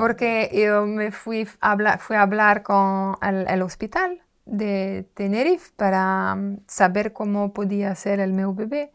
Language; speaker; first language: Spanish; non-native, learner; French